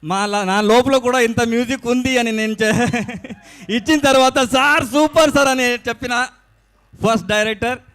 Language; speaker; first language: Telugu; non-native, learner; Kannada